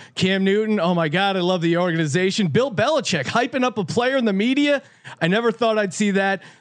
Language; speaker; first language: English; native; English